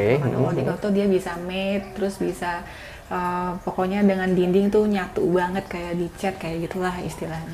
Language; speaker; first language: Indonesian; native; Indonesian